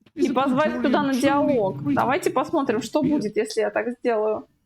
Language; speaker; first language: Russian; native; Russian